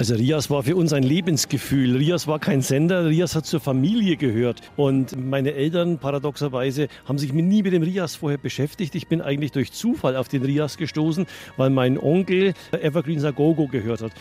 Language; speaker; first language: German; native; German